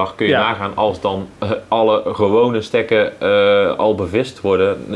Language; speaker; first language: Dutch; native; Dutch